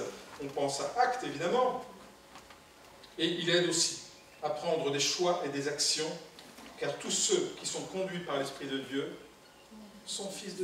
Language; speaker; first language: French; native; French